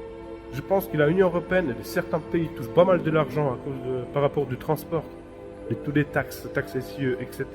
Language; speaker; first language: French; non-native, fluent; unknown